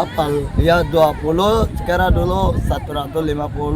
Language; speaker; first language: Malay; non-native, learner; Rohingya